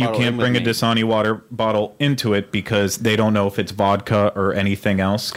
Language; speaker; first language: English; native; English